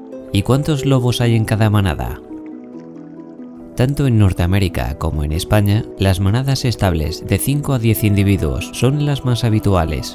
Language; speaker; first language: Spanish; native; Spanish